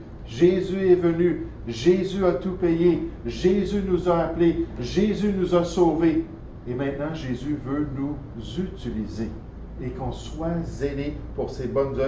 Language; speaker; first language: French; native; French